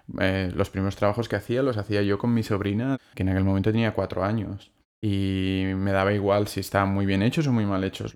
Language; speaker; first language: Spanish; non-native, local second language; Catalan